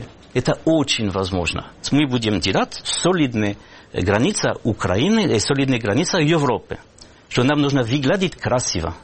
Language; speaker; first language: Russian; non-native, fluent; French